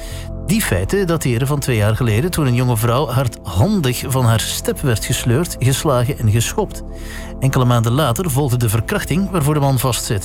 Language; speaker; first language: Dutch; native; Dutch